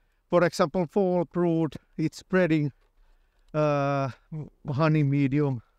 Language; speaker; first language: English; non-native, fluent; Finnish